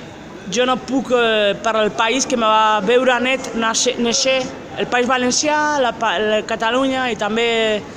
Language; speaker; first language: Catalan; non-native, local second language; Spanish